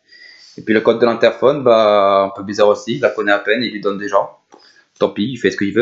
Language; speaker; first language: French; native; French